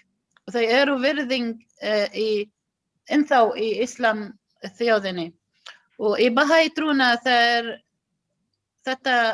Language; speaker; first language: Icelandic; non-native, learner; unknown